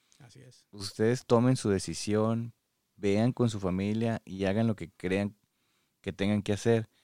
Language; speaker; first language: Spanish; native; Spanish